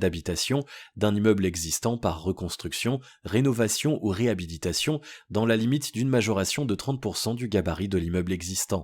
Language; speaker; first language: French; native; French